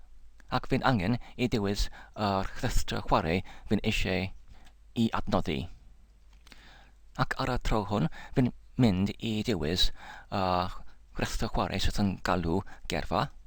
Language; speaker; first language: Welsh; non-native, learner; English